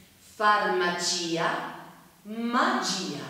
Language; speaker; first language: Italian; native; Italian